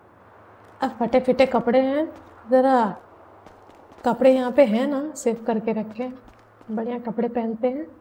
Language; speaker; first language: Hindi; native; Hindi